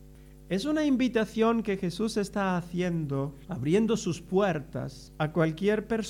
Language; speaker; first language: Spanish; native; Spanish